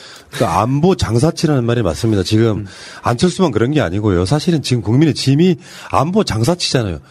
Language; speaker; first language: Korean; native; Korean